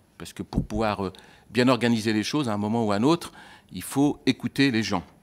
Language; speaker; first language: French; native; French